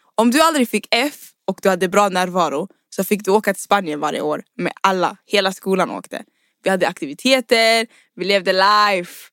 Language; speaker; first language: Swedish; early bilingual, other home language; Rundi